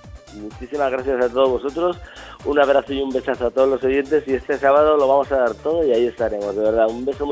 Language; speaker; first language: Spanish; native; Spanish